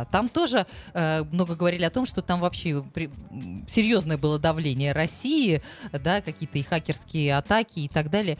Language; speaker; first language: Russian; native; Russian